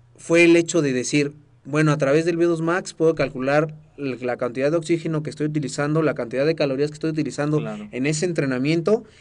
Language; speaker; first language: Spanish; native; Spanish